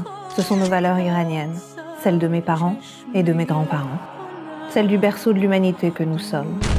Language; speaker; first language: French; native; French